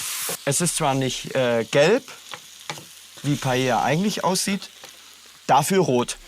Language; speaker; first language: German; native; German